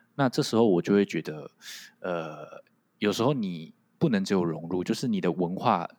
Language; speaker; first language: Chinese; non-native, local second language; Min Nan Chinese